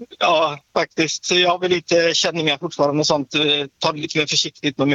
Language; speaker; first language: Swedish; native; Swedish